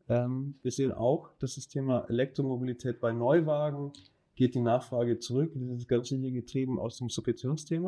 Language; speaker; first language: German; native; German